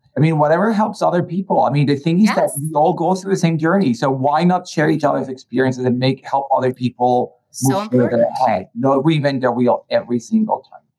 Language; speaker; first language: English; early bilingual, other home language; Spanish